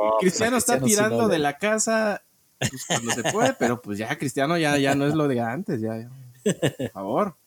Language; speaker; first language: Spanish; native; Spanish